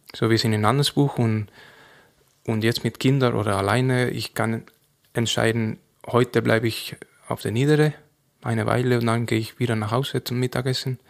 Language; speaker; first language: German; non-native, fluent; Spanish